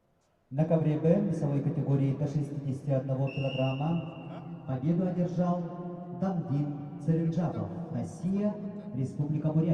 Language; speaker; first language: Russian; native; Russian